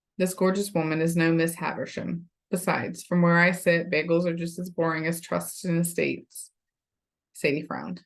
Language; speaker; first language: English; native; English